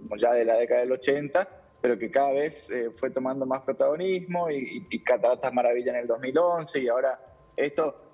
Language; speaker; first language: Spanish; native; Spanish